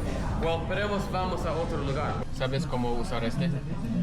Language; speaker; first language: Spanish; non-native, learner; English